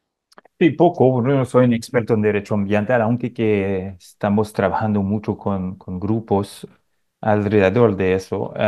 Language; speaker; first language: Spanish; non-native, fluent; French